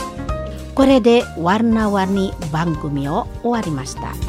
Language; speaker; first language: Japanese; non-native, learner; Indonesian